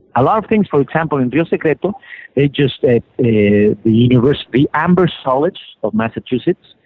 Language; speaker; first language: English; non-native, fluent; Spanish